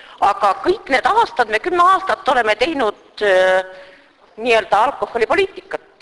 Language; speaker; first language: Estonian; native; Estonian